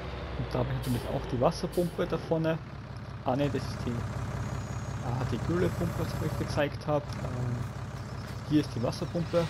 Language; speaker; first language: German; native; German